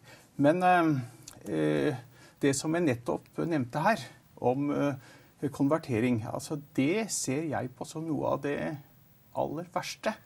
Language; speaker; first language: Norwegian; native; Norwegian